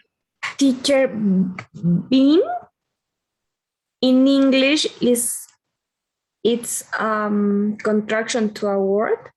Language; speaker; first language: English; non-native, learner; Spanish